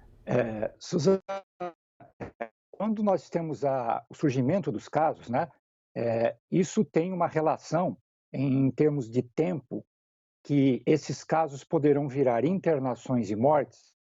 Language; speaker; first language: Portuguese; native; Portuguese